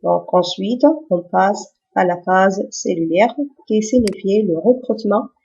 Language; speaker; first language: French; non-native, local second language; Arabic